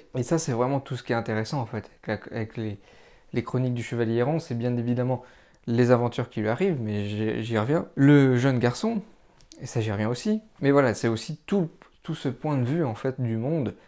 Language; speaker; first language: French; native; French